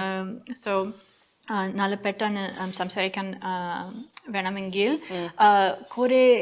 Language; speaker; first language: Malayalam; non-native, learner; English